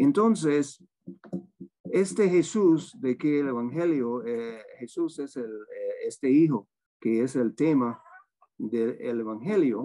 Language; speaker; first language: Spanish; non-native, fluent; English